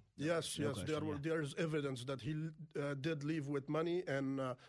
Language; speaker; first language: English; non-native, fluent; Persian